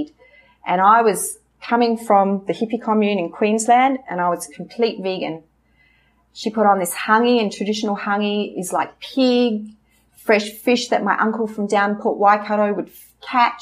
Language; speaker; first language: English; native; English